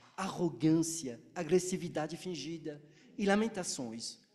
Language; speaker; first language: Portuguese; non-native, fluent; French